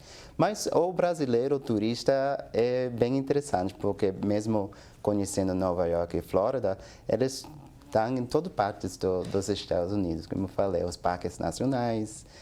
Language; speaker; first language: Portuguese; non-native, fluent; English